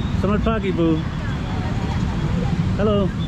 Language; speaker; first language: Indonesian; non-native, learner; English